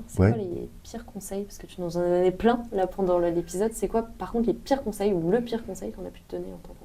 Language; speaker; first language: French; native; French